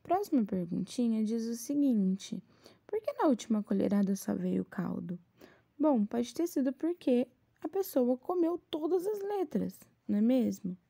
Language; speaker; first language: Portuguese; native; Portuguese